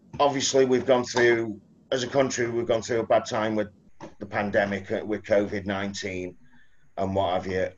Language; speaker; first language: English; native; English